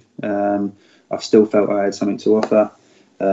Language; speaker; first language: English; native; English